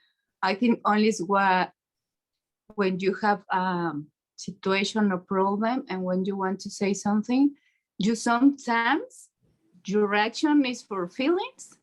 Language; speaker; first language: English; non-native, learner; Spanish